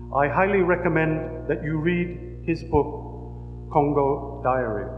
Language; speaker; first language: English; native; English